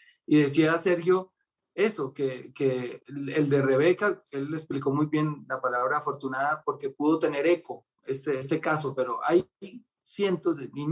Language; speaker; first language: Spanish; native; Spanish